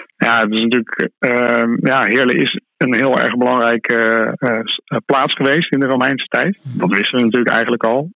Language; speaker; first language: Dutch; native; Dutch